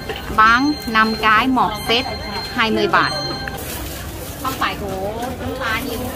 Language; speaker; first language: Vietnamese; early bilingual, heritage; Vietnamese